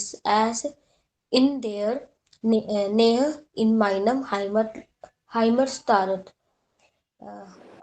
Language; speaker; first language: German; non-native, learner; Hindi